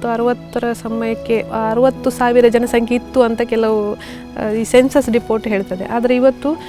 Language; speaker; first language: Kannada; native; Kannada